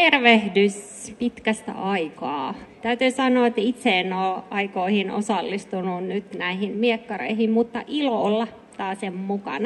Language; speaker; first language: Finnish; native; Finnish